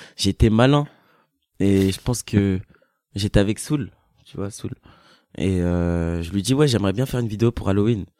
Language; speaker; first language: French; native; French